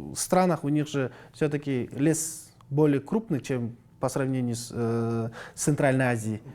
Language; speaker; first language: Russian; non-native, local second language; Kazakh